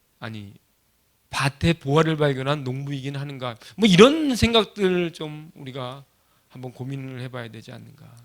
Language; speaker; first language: Korean; native; Korean